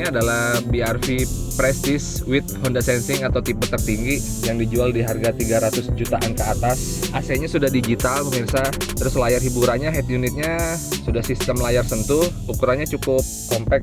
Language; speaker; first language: Indonesian; native; Indonesian